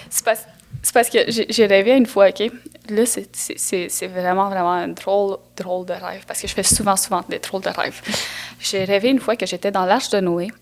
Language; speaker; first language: French; non-native, local second language; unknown